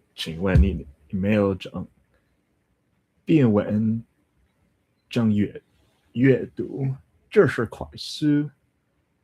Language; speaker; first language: Chinese; non-native, learner; English